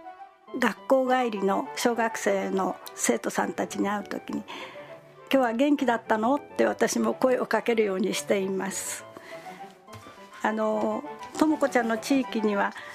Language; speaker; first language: Japanese; native; Japanese